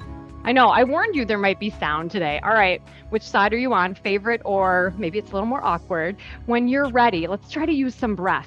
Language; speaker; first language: English; native; English